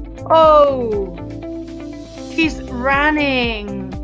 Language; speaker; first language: English; non-native, fluent; Spanish